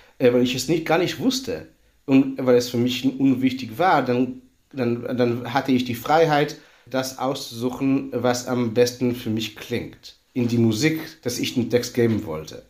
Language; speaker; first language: German; non-native, fluent; Hebrew